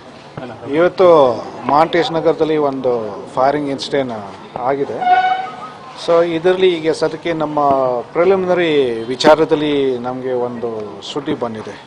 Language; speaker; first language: Kannada; non-native, fluent; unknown